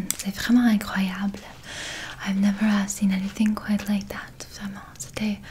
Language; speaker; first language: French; non-native, learner; English